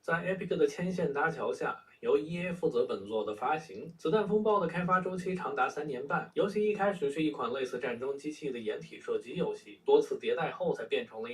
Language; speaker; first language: Chinese; native; Chinese